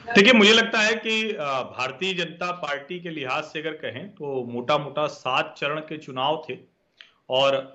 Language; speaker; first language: Hindi; native; Hindi